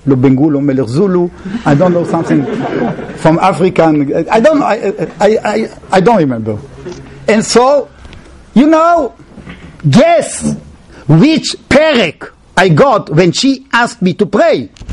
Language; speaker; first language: English; non-native, fluent; Hebrew